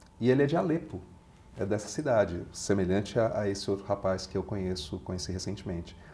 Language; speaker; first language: Portuguese; native; Portuguese